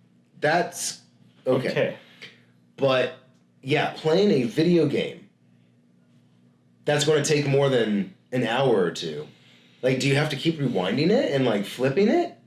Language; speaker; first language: English; native; English